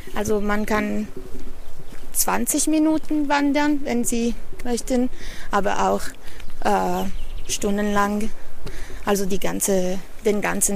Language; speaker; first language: German; non-native, fluent; Italian